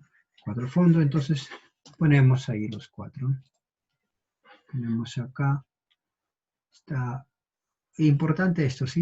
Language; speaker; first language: Spanish; native; Spanish